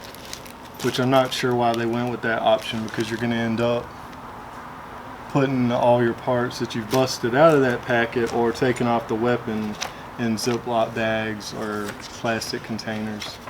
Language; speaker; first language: English; native; English